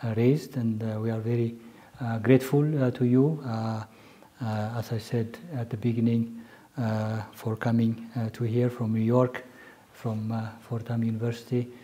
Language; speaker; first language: English; non-native, local second language; Amharic